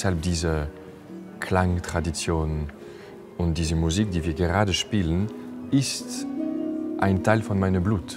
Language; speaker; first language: German; non-native, fluent; French